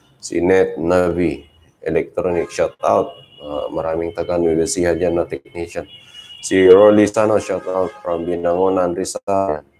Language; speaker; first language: Filipino; native; Filipino